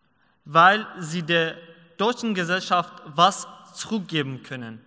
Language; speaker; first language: German; non-native, learner; Persian